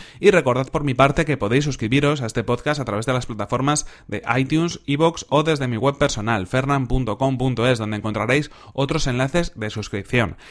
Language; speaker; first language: Spanish; native; Spanish